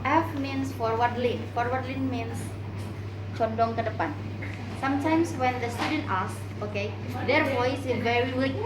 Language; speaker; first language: English; non-native, fluent; Indonesian